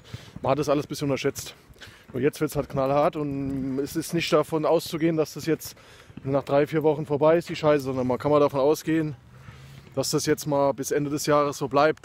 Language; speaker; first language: German; native; German